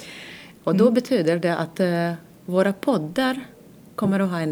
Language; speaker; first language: Swedish; non-native, fluent; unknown